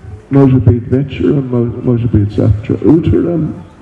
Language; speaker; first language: Russian; non-native, learner; English